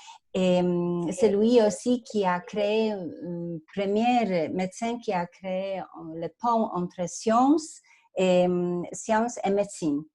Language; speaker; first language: French; non-native, fluent; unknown